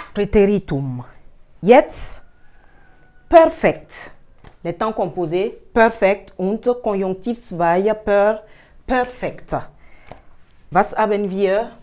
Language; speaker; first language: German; non-native, fluent; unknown